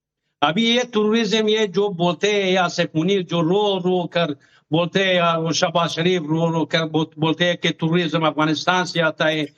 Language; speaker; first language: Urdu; non-native, learner; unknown